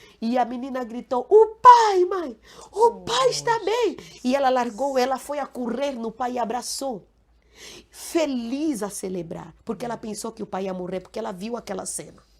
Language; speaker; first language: Portuguese; non-native, local second language; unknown